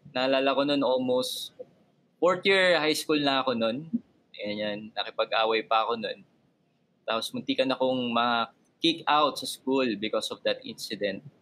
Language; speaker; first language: Filipino; native; Filipino